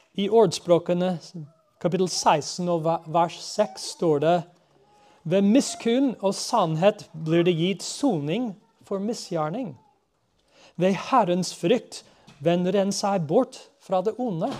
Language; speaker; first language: Norwegian; non-native, fluent; English